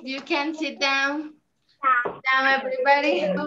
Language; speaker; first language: English; non-native, learner; Spanish